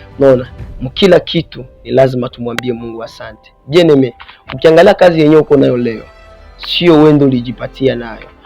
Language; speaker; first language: Swahili; non-native, local second language; Rundi